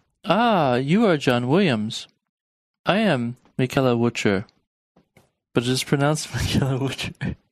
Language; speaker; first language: English; native; English